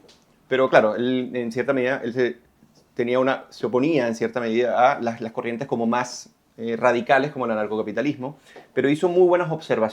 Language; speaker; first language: Spanish; native; Spanish